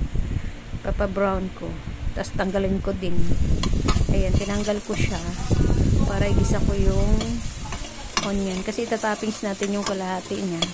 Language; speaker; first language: Filipino; native; Filipino